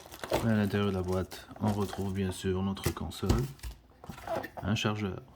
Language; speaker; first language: French; native; French